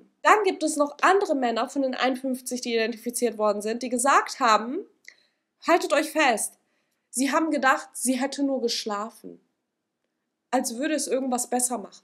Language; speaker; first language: German; native; German